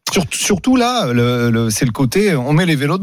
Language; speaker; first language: French; native; French